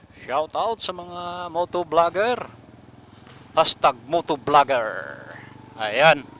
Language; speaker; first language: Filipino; non-native, local second language; Waray